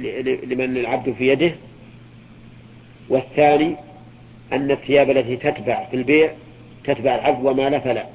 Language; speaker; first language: Arabic; native; Arabic